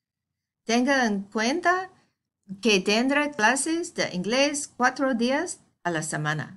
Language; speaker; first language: Spanish; non-native, fluent; English